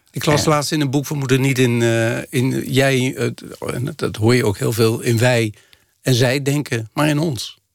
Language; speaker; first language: Dutch; native; Dutch